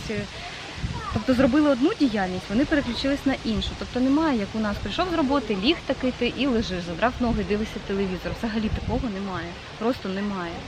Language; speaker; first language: Ukrainian; native; Ukrainian